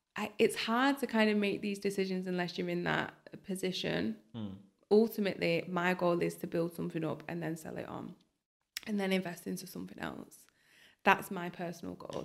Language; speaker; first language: English; native; English